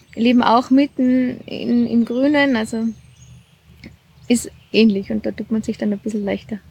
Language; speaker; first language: German; native; German